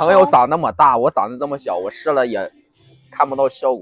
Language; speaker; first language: Chinese; native; Chinese